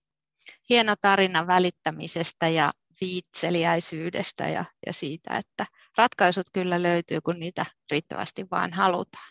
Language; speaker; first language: Finnish; native; Finnish